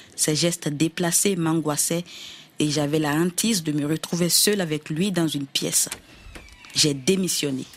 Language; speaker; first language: French; non-native, local second language; Dyula